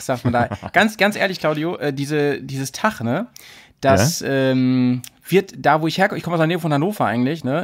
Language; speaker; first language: German; native; German